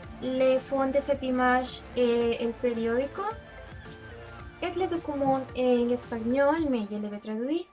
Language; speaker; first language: French; non-native, learner; Spanish